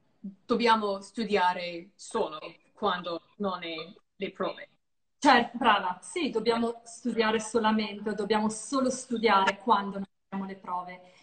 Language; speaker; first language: Italian; non-native, learner; English